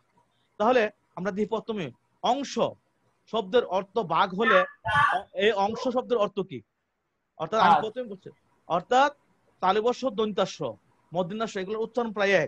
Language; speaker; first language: Bangla; native; Bangla